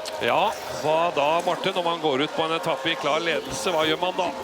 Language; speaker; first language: Norwegian; native; Norwegian